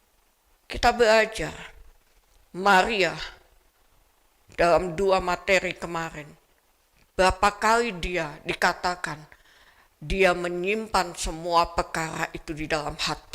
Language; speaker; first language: Indonesian; native; Indonesian